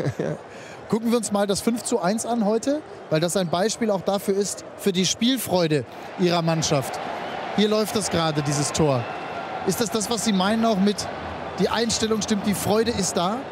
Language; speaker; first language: German; native; German